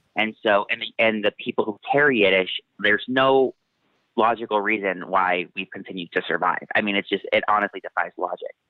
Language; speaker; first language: English; native; English